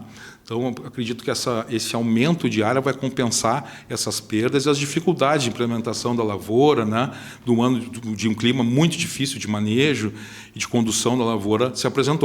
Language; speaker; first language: Portuguese; native; Portuguese